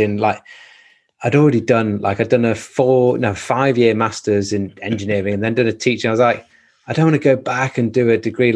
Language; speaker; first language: English; native; English